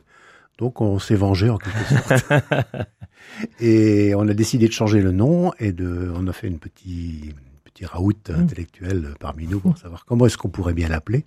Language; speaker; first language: French; native; French